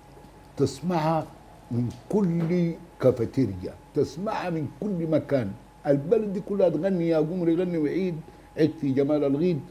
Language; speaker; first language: Arabic; native; Arabic